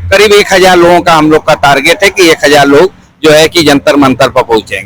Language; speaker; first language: Hindi; native; Hindi